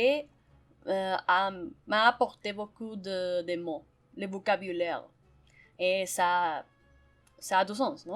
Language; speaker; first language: French; non-native, fluent; Spanish